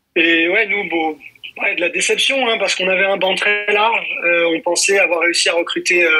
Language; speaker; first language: French; native; French